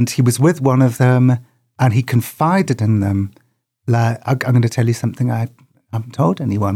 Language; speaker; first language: English; native; English